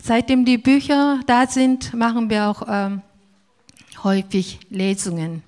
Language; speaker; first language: German; non-native, fluent; Korean